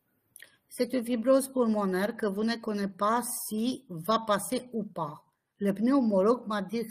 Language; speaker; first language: French; non-native, fluent; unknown